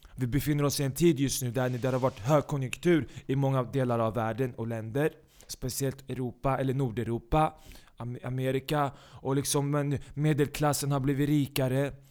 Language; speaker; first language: Swedish; early bilingual, other home language; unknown